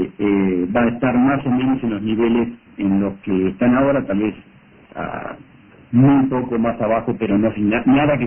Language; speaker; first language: Spanish; native; Spanish